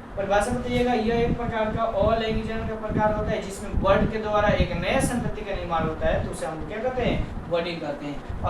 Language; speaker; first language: Hindi; native; Hindi